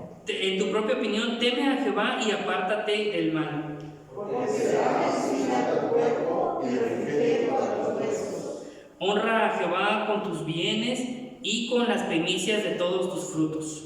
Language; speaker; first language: Spanish; native; Spanish